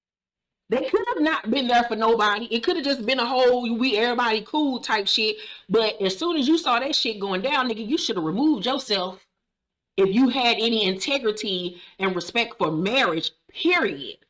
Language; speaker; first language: English; native; English